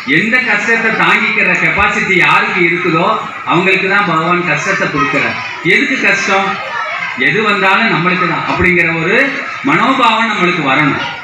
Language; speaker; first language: Tamil; non-native, local second language; Telugu